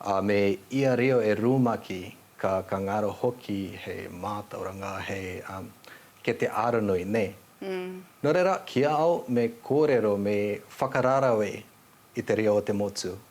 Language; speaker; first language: Māori; non-native, fluent; Nepali